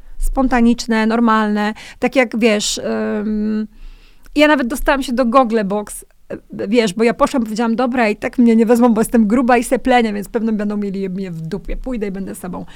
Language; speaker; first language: Polish; native; Polish